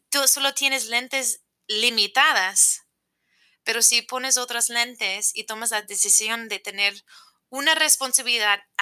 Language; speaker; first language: Spanish; non-native, fluent; English